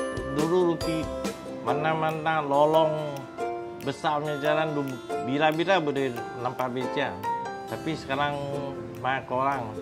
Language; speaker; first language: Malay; non-native, local second language; Min Nan Chinese